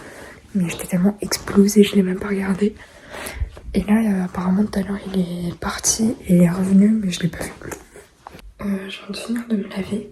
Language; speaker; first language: French; native; French